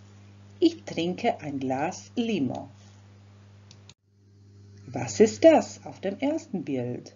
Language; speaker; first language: German; non-native, fluent; Croatian